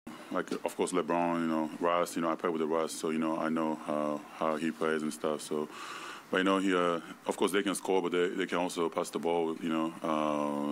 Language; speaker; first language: English; non-native, fluent; Japanese